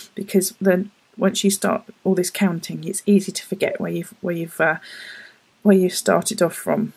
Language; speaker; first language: English; native; English